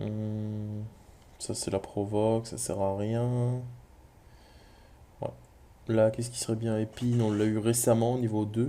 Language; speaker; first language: French; native; French